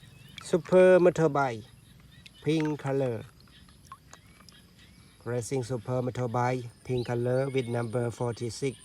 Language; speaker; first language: English; non-native, learner; Indonesian